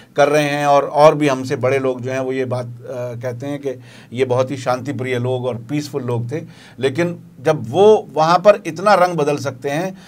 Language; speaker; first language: Urdu; native; Urdu